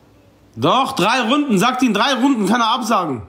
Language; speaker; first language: German; non-native, local second language; Arabic